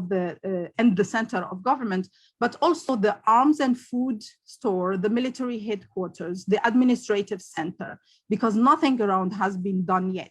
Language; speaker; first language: English; non-native, local second language; Arabic